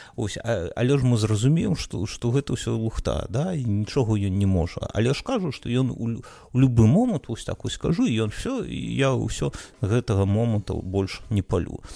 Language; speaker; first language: Belarusian; non-native, local second language; Russian